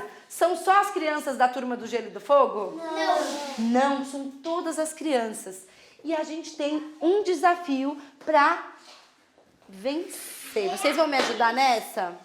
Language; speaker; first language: Portuguese; native; Portuguese